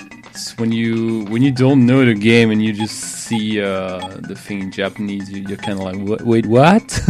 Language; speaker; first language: English; non-native, fluent; French